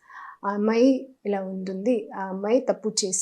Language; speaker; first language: Telugu; non-native, local second language; Hindi